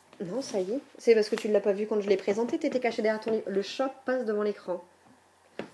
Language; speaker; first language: French; native; French